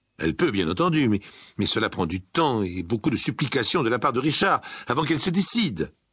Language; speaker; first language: French; native; French